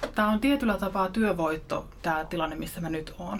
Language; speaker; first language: Finnish; native; Finnish